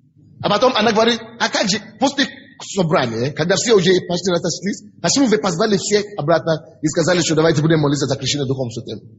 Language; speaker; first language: Russian; non-native, fluent; Yoruba